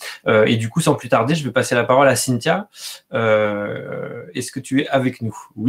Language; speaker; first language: French; native; French